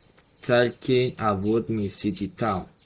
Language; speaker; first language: English; non-native, learner; Spanish